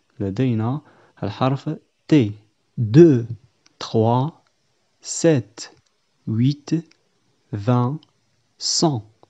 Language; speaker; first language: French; non-native, fluent; Arabic